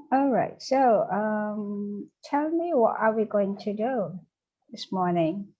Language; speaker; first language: English; non-native, fluent; Indonesian